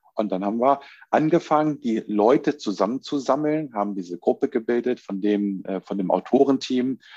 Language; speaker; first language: German; non-native, fluent; Spanish